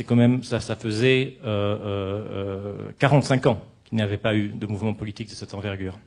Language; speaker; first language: French; non-native, local second language; Arabic